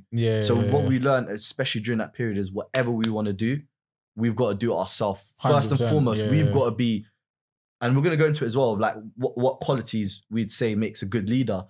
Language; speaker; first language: English; native; English